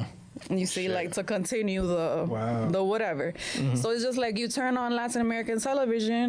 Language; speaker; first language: English; non-native, fluent; Spanish